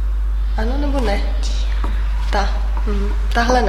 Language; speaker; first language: Czech; non-native, fluent; German